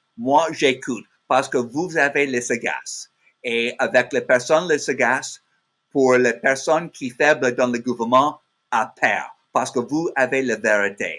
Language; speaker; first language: French; non-native, learner; English